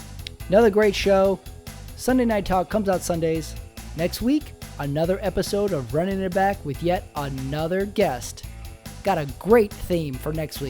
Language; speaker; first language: English; native; English